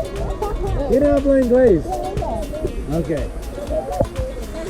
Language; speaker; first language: Spanish; non-native, learner; English